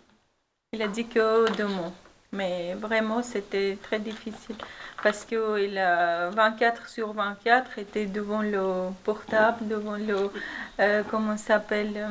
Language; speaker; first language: French; non-native, learner; Armenian